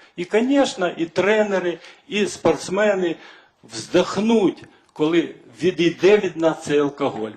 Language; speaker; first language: Ukrainian; native; Ukrainian